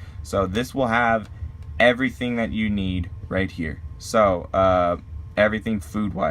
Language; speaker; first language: English; native; English